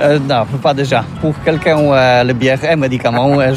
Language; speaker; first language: French; non-native, learner; Polish